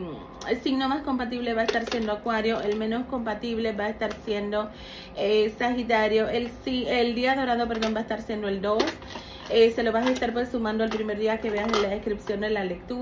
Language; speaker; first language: Spanish; native; Spanish